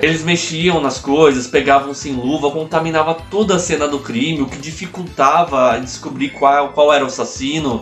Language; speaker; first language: Portuguese; native; Portuguese